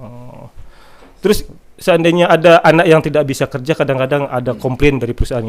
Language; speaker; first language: Indonesian; native; Indonesian